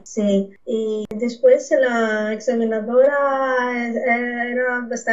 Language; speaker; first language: Spanish; non-native, fluent; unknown